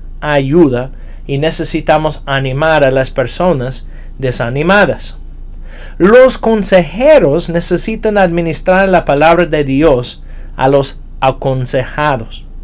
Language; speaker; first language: Spanish; non-native, fluent; English